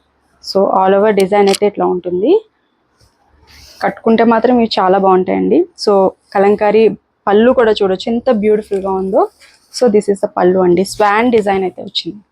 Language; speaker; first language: Telugu; native; Telugu